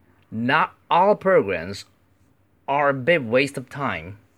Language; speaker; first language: English; non-native, fluent; Chinese